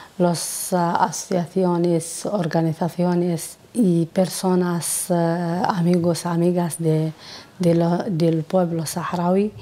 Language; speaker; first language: Spanish; non-native, learner; Arabic